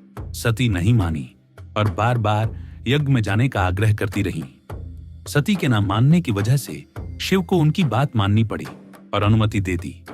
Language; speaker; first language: Hindi; native; Hindi